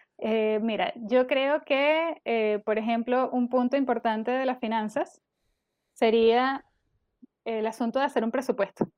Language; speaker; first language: Spanish; native; Spanish